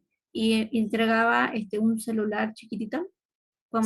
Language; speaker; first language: Spanish; native; Spanish